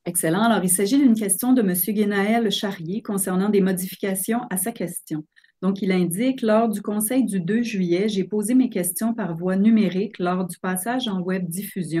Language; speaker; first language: French; native; French